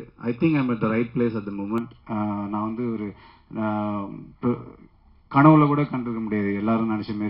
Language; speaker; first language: Tamil; native; Tamil